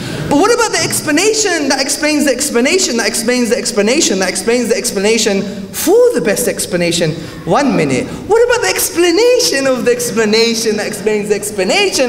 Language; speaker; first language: English; native; English